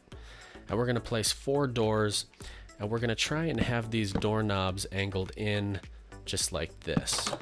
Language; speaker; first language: English; native; English